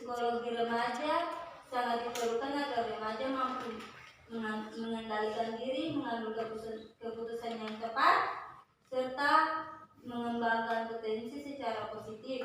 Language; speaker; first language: Indonesian; native; Indonesian